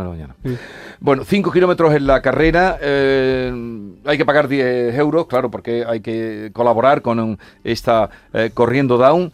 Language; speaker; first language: Spanish; native; Spanish